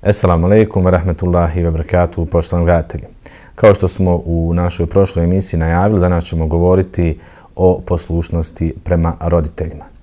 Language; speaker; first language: Bosnian; native; Bosnian